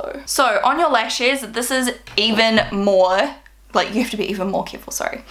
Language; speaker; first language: English; native; English